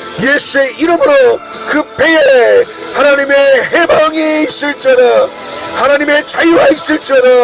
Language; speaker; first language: Korean; native; Korean